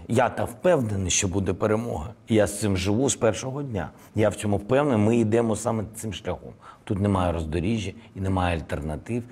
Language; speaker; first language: Ukrainian; non-native, local second language; Russian